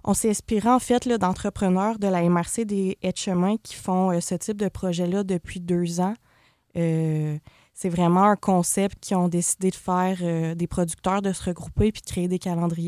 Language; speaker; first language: French; native; French